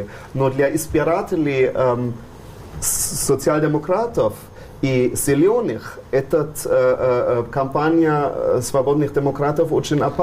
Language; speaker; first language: Russian; non-native, fluent; German